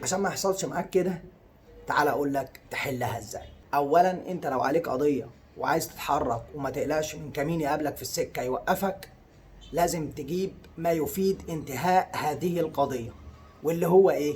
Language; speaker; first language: Arabic; native; Arabic